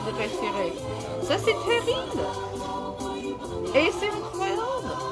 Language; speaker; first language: French; non-native, learner; English